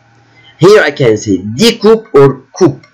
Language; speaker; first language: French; non-native, fluent; Arabic